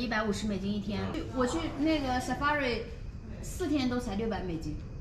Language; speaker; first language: Chinese; native; Chinese